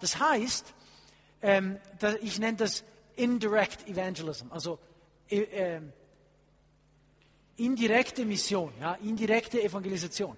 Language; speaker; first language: German; non-native, fluent; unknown